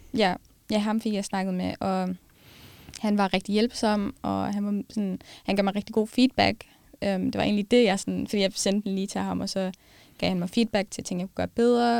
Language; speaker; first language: Danish; early bilingual, other home language; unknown